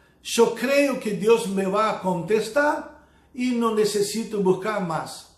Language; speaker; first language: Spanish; non-native, fluent; Portuguese